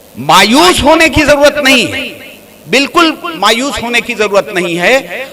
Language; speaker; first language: Urdu; native; Urdu